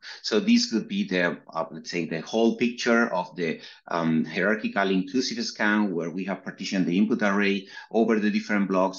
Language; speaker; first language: English; non-native, fluent; Spanish